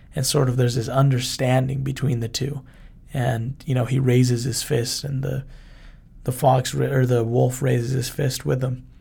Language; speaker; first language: English; early bilingual, other home language; Spanish